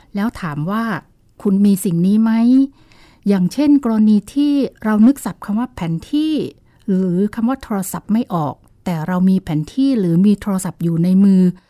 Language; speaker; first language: Thai; native; Thai